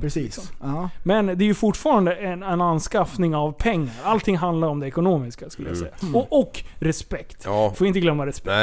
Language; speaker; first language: Swedish; native; Swedish